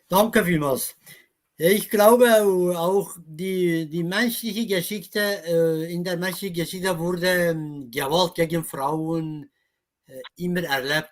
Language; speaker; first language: German; non-native, fluent; Kurdish